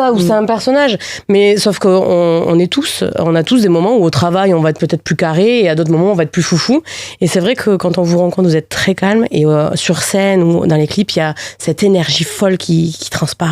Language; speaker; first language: French; native; French